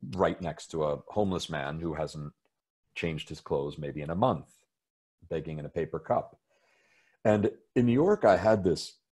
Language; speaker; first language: English; native; English